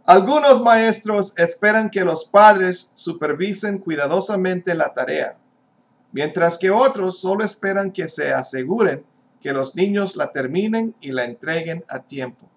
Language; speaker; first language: Spanish; non-native, fluent; English